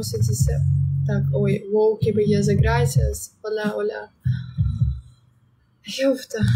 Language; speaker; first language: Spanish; non-native, learner; Russian